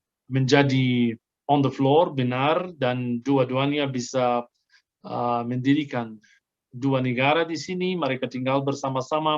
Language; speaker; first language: Indonesian; non-native, fluent; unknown